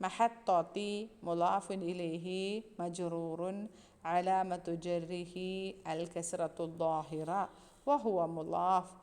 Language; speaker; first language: Arabic; non-native, fluent; Malayalam